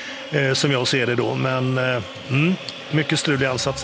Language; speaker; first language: Swedish; native; Swedish